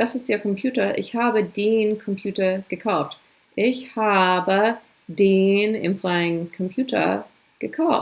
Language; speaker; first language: German; non-native, fluent; English